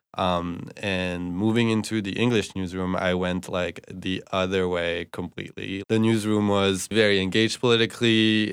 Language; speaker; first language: English; non-native, fluent; French